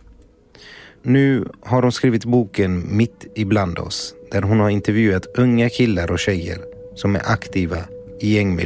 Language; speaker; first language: Swedish; native; Swedish